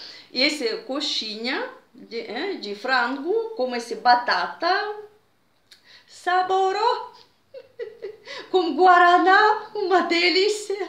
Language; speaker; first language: Portuguese; non-native, fluent; Russian